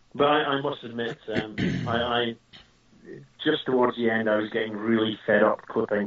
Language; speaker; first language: English; native; English